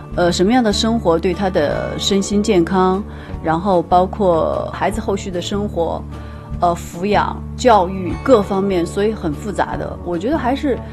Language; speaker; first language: Chinese; native; Chinese